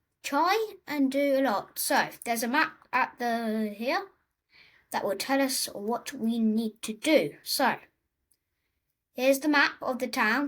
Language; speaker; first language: English; native; English